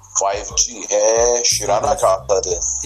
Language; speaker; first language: Japanese; non-native, learner; Persian